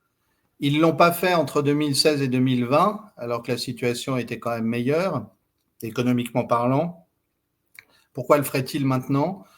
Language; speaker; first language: French; native; French